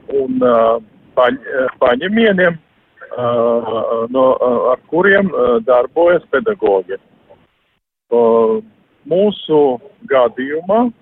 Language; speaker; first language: Latvian; non-native, local second language; Russian